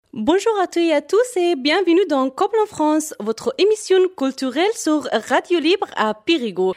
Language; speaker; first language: French; non-native, fluent; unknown